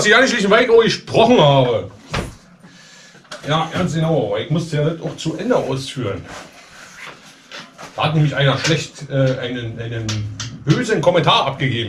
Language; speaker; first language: German; native; German